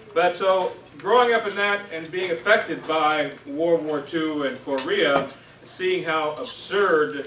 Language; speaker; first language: English; native; English